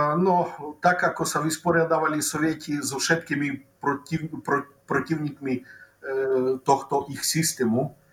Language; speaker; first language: Slovak; non-native, local second language; Rusyn